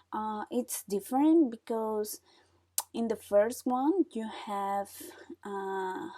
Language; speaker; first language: English; non-native, learner; Spanish